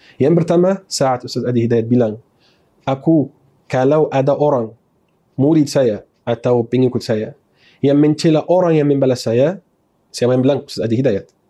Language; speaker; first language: Malay; non-native, fluent; Arabic